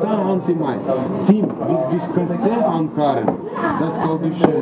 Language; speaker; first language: Norwegian; non-native, learner; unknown